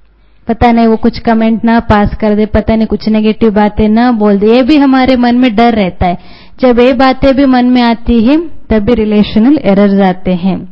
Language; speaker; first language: Hindi; native; Hindi